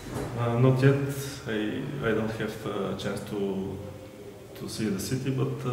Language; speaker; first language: English; non-native, fluent; Bulgarian